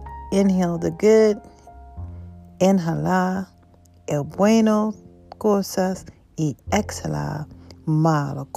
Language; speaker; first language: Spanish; non-native, learner; English